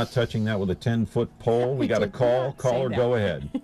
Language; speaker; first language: English; native; English